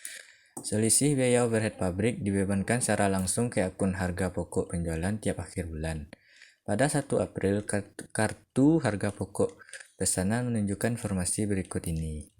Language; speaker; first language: Indonesian; native; Indonesian